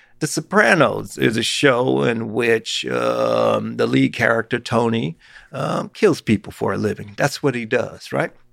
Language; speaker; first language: English; native; English